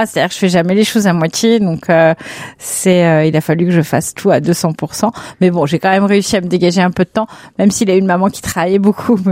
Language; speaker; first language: French; native; French